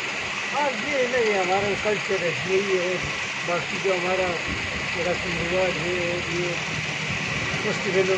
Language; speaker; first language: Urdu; non-native, local second language; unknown